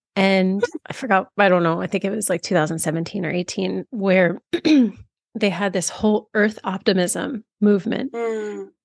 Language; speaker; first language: English; native; English